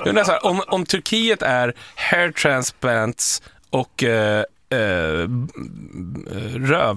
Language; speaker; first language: Swedish; native; Swedish